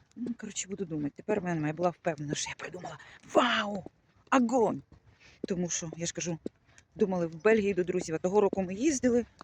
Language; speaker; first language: Ukrainian; native; Ukrainian